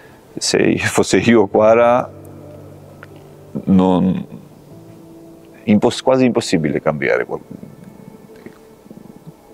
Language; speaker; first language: Italian; non-native, fluent; Georgian